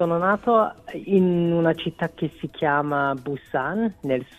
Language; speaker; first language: Italian; non-native, fluent; Korean